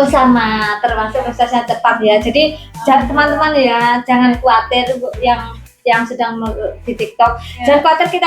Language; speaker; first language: Indonesian; non-native, local second language; Javanese